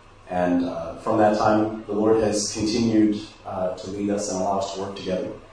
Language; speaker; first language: English; native; English